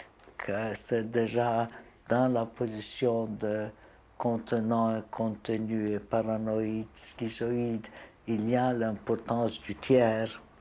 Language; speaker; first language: French; non-native, fluent; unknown